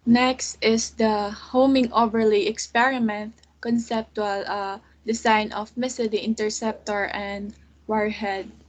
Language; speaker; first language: English; non-native, local second language; Filipino